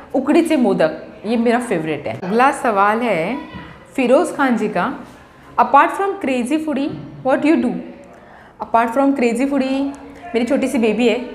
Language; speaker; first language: Hindi; non-native, local second language; Marathi